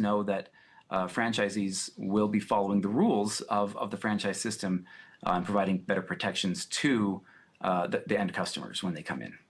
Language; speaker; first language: English; native; English